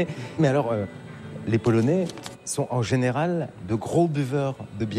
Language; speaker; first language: French; native; French